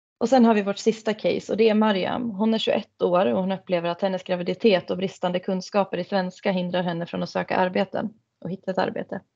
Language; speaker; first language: Swedish; native; Swedish